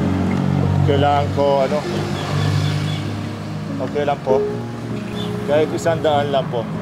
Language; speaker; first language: Filipino; non-native, learner; Arabic